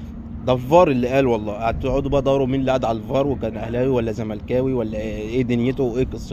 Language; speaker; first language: Arabic; native; Arabic